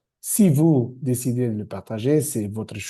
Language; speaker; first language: French; non-native, fluent; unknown